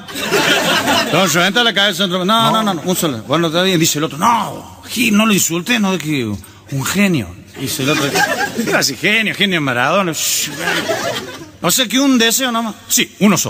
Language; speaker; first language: Spanish; native; Spanish